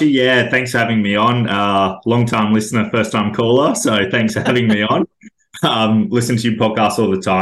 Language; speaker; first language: English; native; English